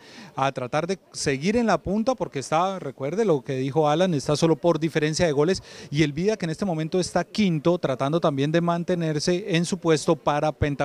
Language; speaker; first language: Spanish; native; Spanish